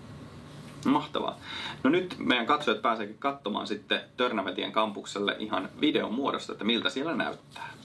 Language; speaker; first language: Finnish; native; Finnish